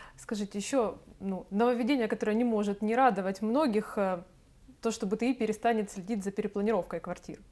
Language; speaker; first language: Russian; native; Russian